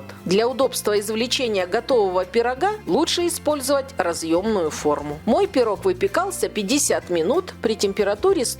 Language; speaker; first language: Russian; native; Russian